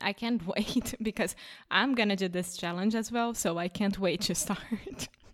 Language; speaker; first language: English; non-native, fluent; Portuguese